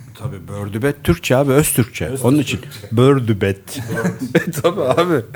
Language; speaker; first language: Turkish; native; Turkish